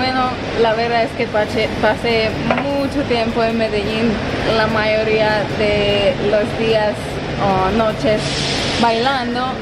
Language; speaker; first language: Spanish; non-native, fluent; Hungarian